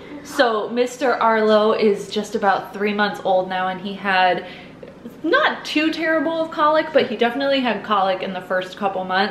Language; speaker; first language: English; native; English